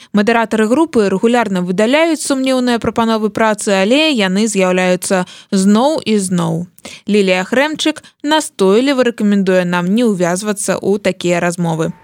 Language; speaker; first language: Belarusian; native; Belarusian